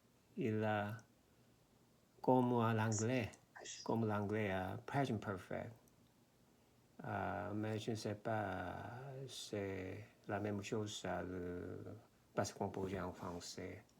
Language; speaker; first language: French; non-native, learner; Korean